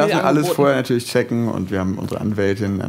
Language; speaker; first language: German; native; German